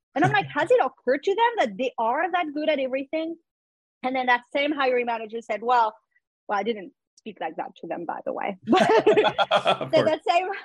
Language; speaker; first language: English; non-native, fluent; French